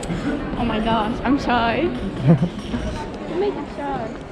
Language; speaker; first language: English; non-native, learner; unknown